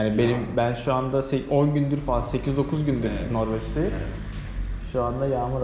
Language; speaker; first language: Turkish; native; Turkish